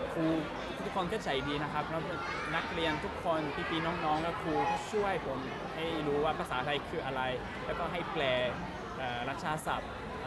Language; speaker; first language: Thai; non-native, learner; English